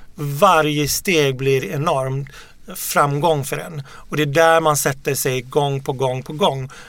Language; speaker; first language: Swedish; early bilingual, other home language; Arabic